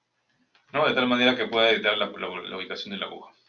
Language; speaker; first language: Spanish; native; Spanish